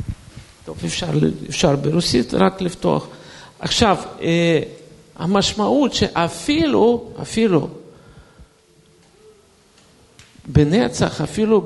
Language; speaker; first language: Hebrew; non-native, fluent; Russian